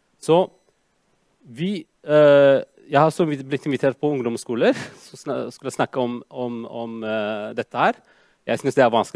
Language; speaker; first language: Norwegian; non-native, fluent; Amharic